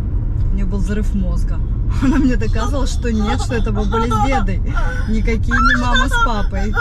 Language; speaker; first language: Russian; native; Russian